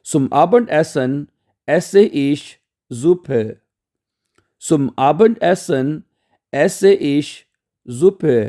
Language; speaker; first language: German; non-native, fluent; Urdu